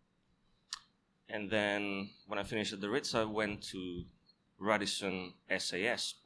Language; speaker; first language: English; non-native, fluent; Italian